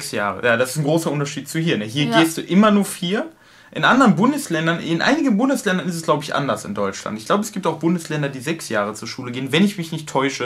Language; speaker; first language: German; native; German